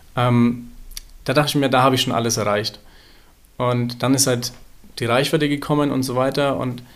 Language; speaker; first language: German; native; German